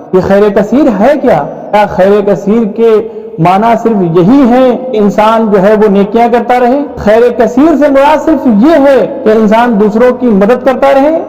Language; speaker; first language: Urdu; native; Urdu